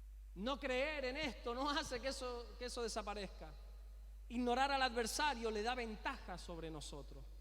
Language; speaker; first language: Spanish; native; Spanish